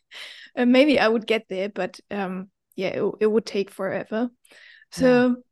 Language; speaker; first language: English; non-native, fluent; German